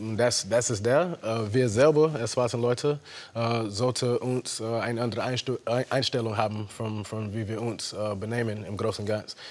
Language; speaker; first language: German; non-native, fluent; English